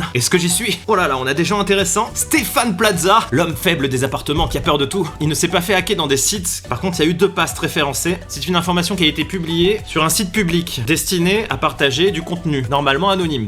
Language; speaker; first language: French; native; French